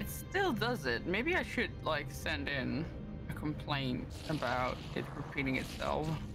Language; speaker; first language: English; non-native, fluent; Dutch